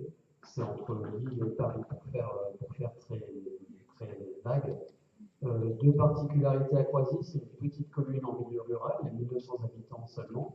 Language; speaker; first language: French; native; French